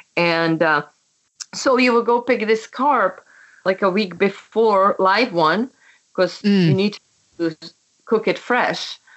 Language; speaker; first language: English; non-native, fluent; Czech